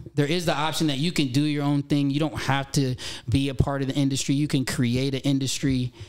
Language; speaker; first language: English; native; English